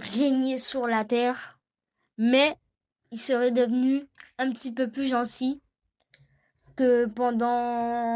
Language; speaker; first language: French; native; French